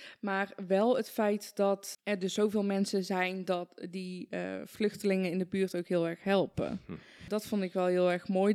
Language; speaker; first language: Dutch; early bilingual, other home language; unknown